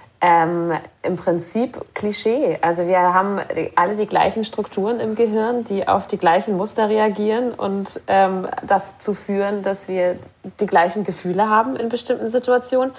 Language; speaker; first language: German; native; German